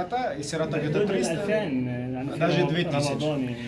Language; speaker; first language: Russian; non-native, learner; Arabic